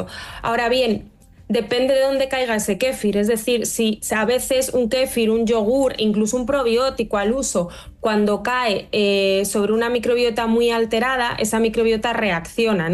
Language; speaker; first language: Spanish; native; Spanish